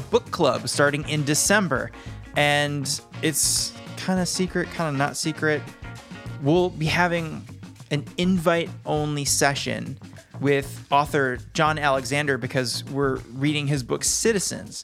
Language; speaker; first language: English; native; English